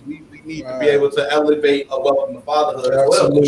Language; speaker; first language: English; native; English